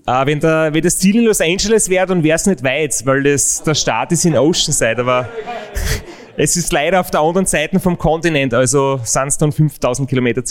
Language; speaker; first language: German; native; German